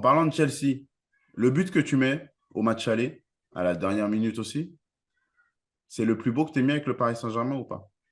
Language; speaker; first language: French; native; French